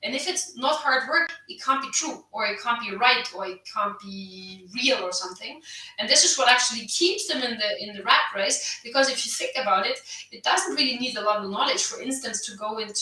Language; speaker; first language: English; non-native, fluent; German